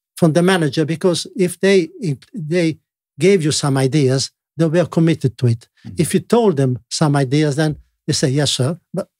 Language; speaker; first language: English; non-native, fluent; Italian